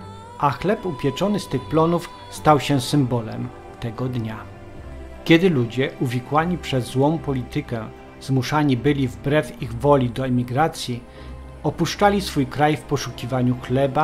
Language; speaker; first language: Polish; native; Polish